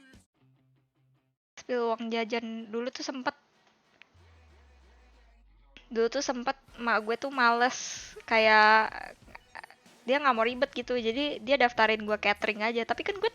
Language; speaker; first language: Indonesian; native; Indonesian